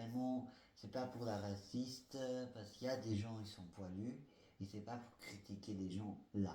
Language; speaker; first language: French; non-native, fluent; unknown